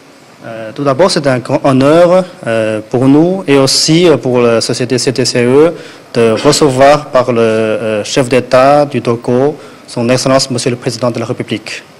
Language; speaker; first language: French; non-native, fluent; Chinese